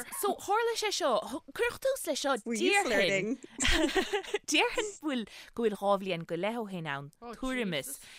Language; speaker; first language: Irish; native; Irish